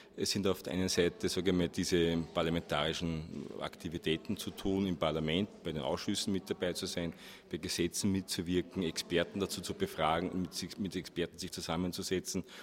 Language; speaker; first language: German; native; German